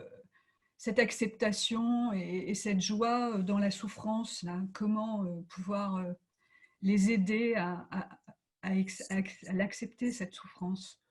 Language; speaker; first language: French; native; French